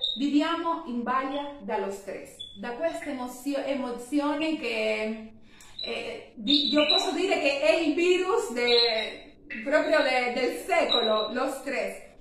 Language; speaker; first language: Italian; non-native, fluent; Spanish